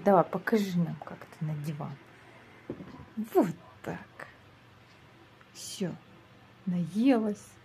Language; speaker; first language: Russian; native; Russian